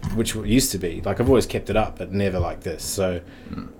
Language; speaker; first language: English; native; English